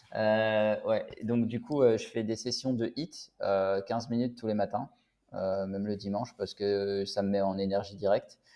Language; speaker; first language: French; native; French